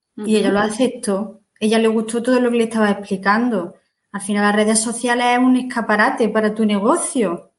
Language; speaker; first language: Spanish; native; Spanish